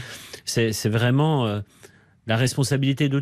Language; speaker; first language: French; native; French